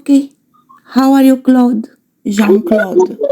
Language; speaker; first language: English; non-native, fluent; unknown